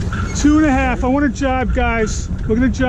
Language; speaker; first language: English; native; English